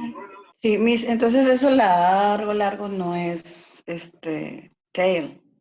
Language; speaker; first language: Spanish; non-native, learner; English